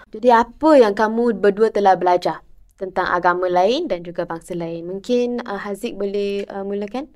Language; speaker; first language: Malay; native; Malay